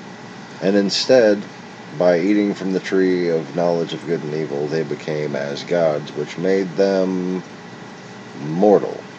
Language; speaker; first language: English; native; English